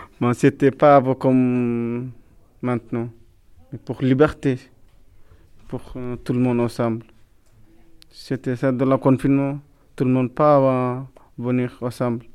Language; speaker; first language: French; non-native, learner; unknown